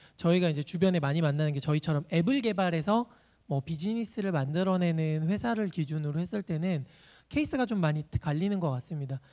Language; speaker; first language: Korean; native; Korean